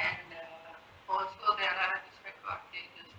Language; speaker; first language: English; non-native, learner; Sinhala